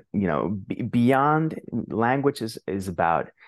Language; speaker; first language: English; non-native, fluent; Spanish